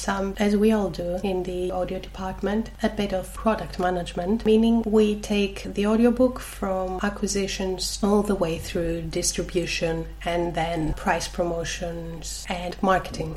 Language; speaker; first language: English; non-native, fluent; Greek